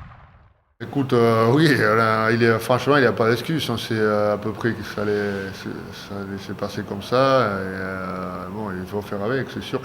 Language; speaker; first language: French; non-native, fluent; Spanish